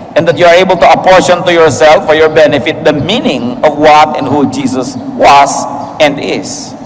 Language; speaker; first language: English; non-native, local second language; Filipino